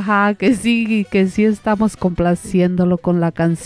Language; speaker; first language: Spanish; native; Spanish